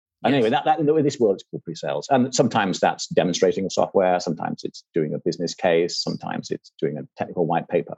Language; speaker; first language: English; native; English